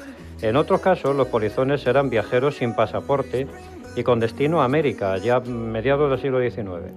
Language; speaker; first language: Spanish; native; Spanish